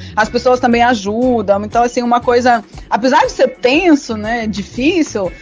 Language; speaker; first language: Portuguese; non-native, fluent; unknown